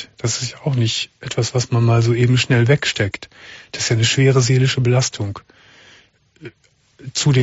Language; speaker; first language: German; native; German